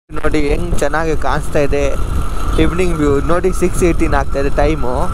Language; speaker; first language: Kannada; non-native, local second language; Hindi